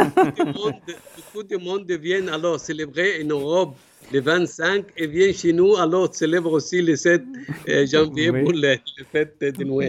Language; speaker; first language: French; non-native, learner; Arabic